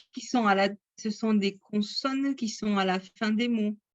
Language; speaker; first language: French; native; French